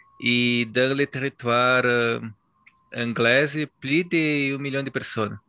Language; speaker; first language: French; non-native, learner; Portuguese